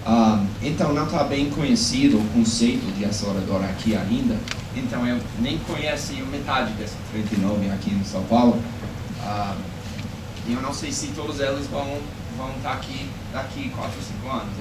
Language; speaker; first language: Portuguese; non-native, fluent; English